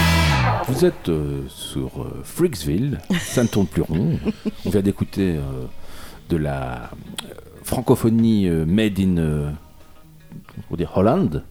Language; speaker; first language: French; native; French